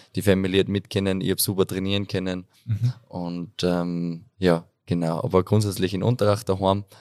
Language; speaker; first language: German; native; German